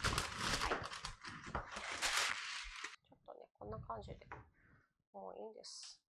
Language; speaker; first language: Japanese; native; Japanese